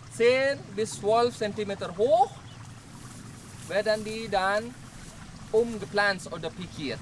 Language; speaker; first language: German; non-native, fluent; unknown